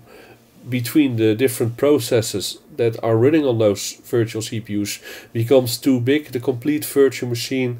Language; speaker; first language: English; non-native, fluent; Dutch